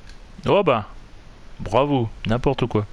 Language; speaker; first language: French; native; French